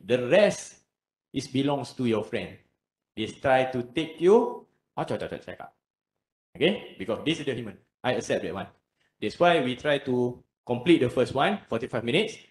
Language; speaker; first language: English; non-native, local second language; Malay